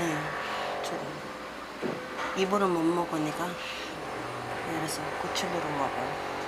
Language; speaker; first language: Korean; non-native, learner; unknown